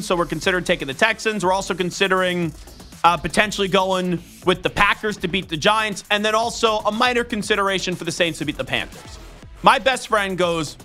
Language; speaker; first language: English; native; English